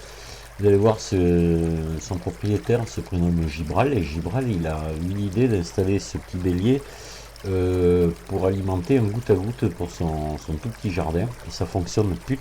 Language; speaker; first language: French; native; French